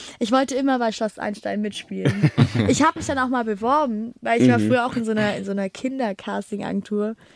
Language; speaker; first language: German; native; German